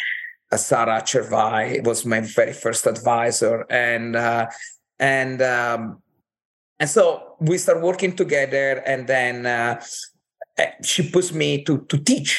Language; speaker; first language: English; non-native, fluent; Italian